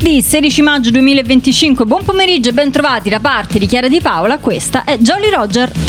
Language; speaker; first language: Italian; native; Italian